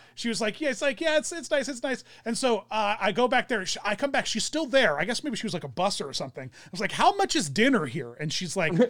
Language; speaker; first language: English; early bilingual, other home language; German